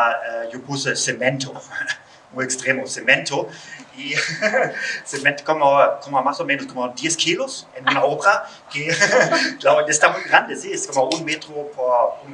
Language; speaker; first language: Spanish; non-native, learner; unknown